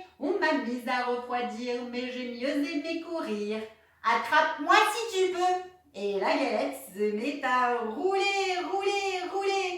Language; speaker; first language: French; native; French